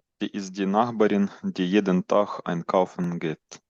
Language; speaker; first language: German; non-native, learner; Ukrainian